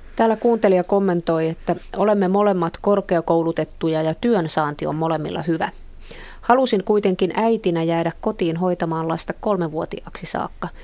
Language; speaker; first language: Finnish; native; Finnish